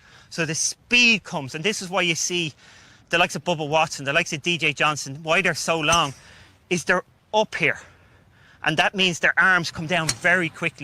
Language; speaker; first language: English; native; English